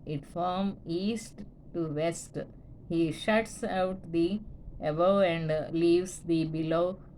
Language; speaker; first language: English; non-native, local second language; Telugu